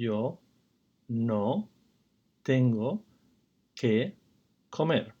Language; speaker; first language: Spanish; non-native, fluent; English